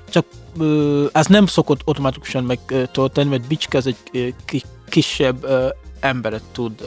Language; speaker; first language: Hungarian; non-native, fluent; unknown